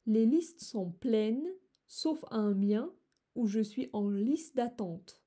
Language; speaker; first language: French; non-native, fluent; Russian